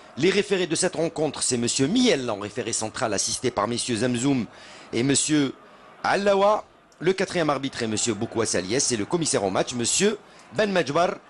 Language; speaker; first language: French; non-native, local second language; Arabic